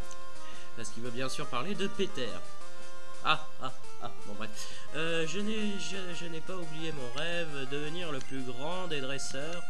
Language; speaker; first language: French; native; French